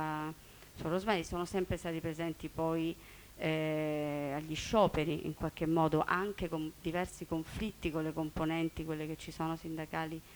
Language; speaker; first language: Italian; native; Italian